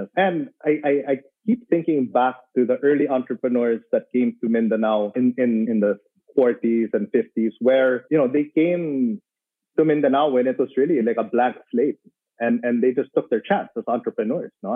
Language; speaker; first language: English; non-native, local second language; Filipino